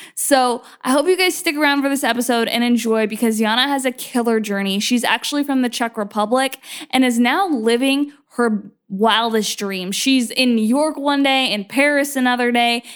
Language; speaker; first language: English; native; English